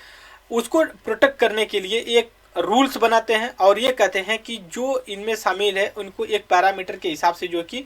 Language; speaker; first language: Hindi; native; Hindi